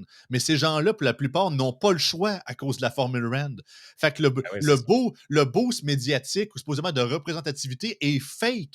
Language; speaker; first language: French; native; French